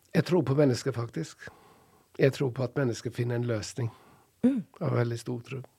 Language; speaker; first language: Norwegian; non-native, fluent; English